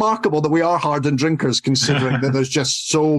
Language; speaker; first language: English; native; English